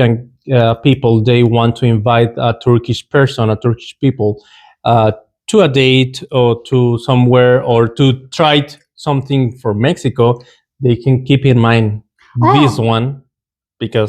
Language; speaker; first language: English; non-native, learner; Spanish